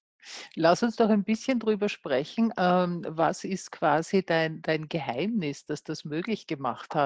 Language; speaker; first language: German; native; German